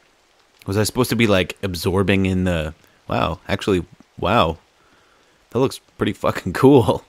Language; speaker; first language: English; native; English